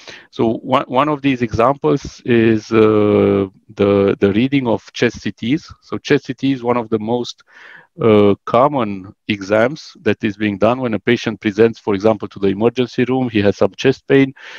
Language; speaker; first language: English; non-native, fluent; Romanian